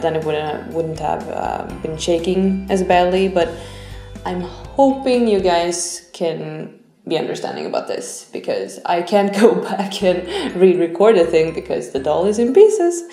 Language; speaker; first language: English; non-native, fluent; Swedish